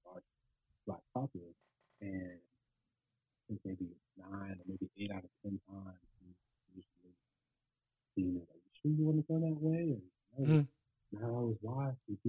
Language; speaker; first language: English; native; English